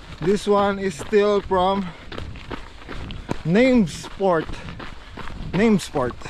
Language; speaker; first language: English; non-native, local second language; Filipino